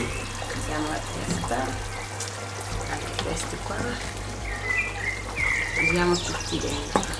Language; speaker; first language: Italian; non-native, learner; Wolof